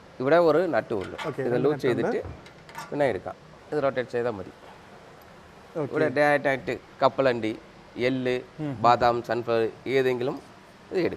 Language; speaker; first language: Malayalam; non-native, learner; Tamil